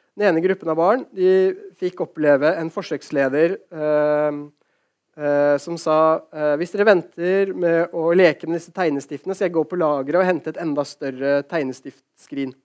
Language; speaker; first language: Norwegian; native; Norwegian